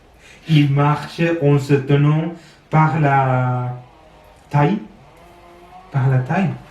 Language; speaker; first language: French; non-native, learner; Sinhala